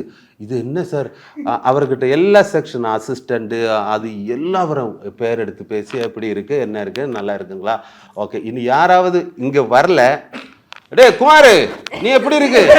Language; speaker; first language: Tamil; non-native, learner; Malayalam